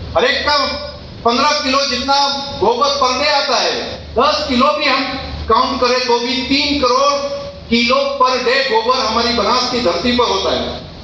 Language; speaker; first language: Hindi; non-native, local second language; Gujarati